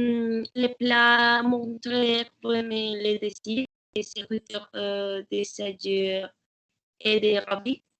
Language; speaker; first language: French; non-native, learner; Spanish